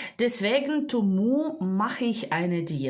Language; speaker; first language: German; non-native, fluent; Ukrainian